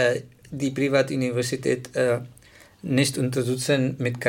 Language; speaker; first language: German; non-native, learner; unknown